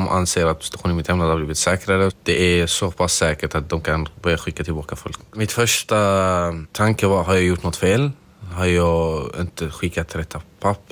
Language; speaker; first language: Swedish; non-native, fluent; Arabic